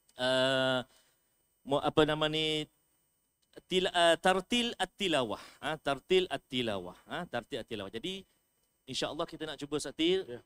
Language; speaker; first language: Malay; native; Malay